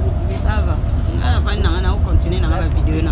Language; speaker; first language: French; non-native, local second language; Lingala